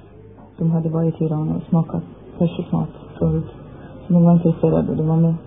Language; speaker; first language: Swedish; non-native, fluent; Persian